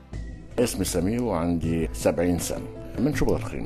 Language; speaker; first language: Arabic; native; Arabic